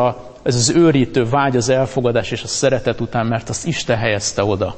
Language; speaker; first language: Hungarian; native; Hungarian